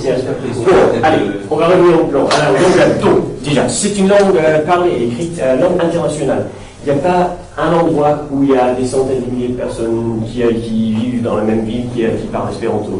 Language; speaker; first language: French; non-native, fluent; English